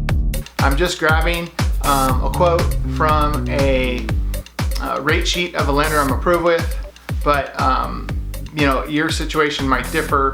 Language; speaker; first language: English; native; English